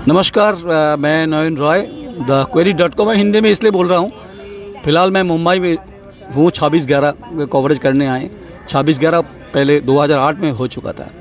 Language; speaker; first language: Hindi; non-native, local second language; Bangla